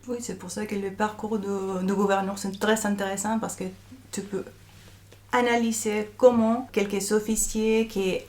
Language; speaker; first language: French; non-native, fluent; Spanish